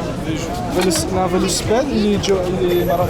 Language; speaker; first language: Russian; non-native, learner; French